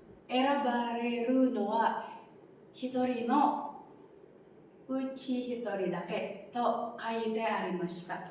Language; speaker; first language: Japanese; non-native, learner; Indonesian